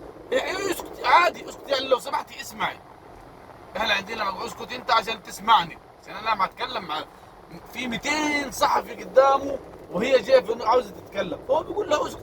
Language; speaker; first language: Arabic; native; Arabic